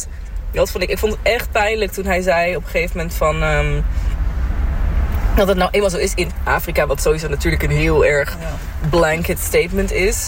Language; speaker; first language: Dutch; native; Dutch